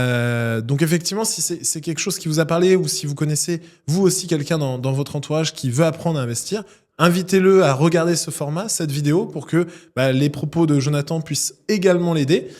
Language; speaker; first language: French; native; French